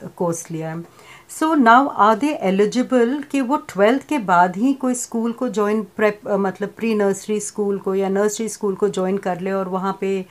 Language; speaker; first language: Hindi; native; Hindi